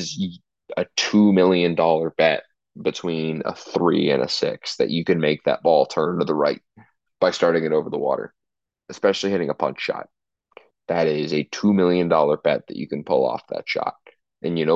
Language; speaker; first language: English; native; English